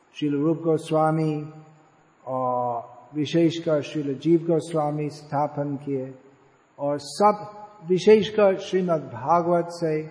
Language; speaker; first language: Hindi; non-native, fluent; English